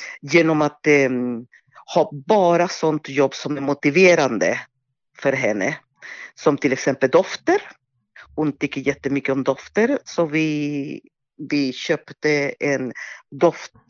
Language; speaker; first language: Swedish; non-native, fluent; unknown